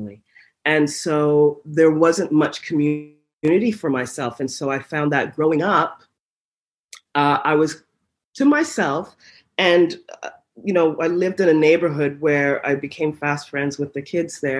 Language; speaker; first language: English; native; English